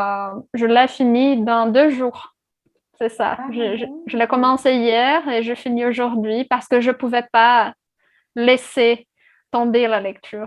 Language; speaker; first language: French; non-native, fluent; Portuguese